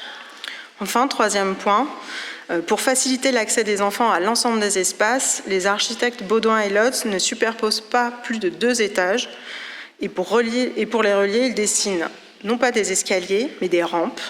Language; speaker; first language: French; native; French